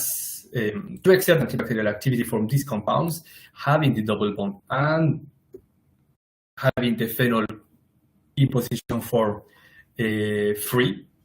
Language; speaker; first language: English; non-native, fluent; Spanish